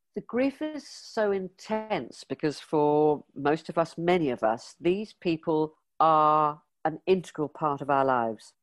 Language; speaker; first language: English; native; English